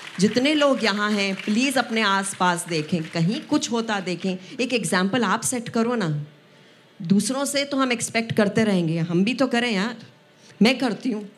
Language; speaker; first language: Hindi; non-native, local second language; Punjabi